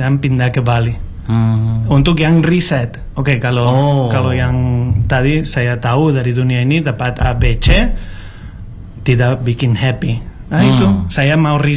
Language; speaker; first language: Indonesian; non-native, fluent; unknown